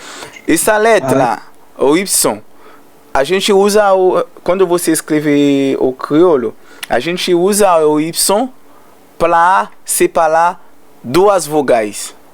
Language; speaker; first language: Portuguese; non-native, learner; Haitian Creole